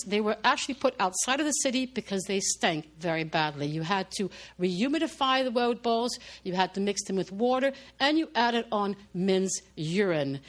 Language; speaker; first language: English; non-native, fluent; French